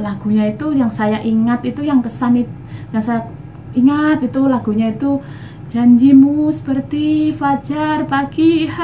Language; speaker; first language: Indonesian; non-native, local second language; Javanese